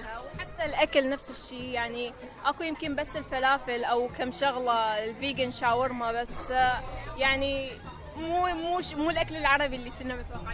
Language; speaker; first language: Arabic; native; Arabic